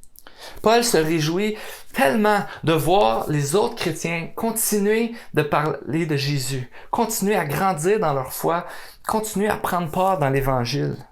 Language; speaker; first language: French; native; French